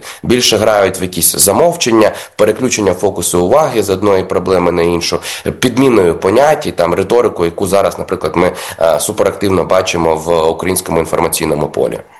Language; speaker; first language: Ukrainian; native; Ukrainian